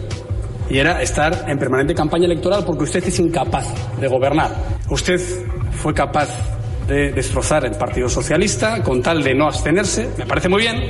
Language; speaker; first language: Spanish; native; Spanish